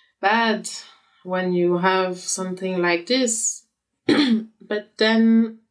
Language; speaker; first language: English; non-native, fluent; French